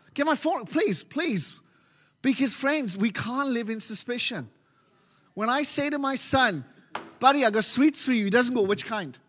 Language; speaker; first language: English; native; English